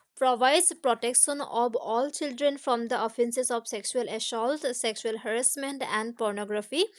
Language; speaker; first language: English; non-native, local second language; Assamese